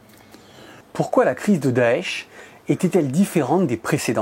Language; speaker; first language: French; native; French